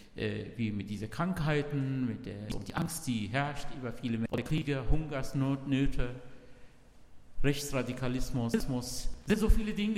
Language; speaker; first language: German; non-native, learner; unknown